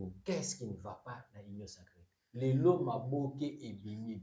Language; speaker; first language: French; non-native, local second language; Lingala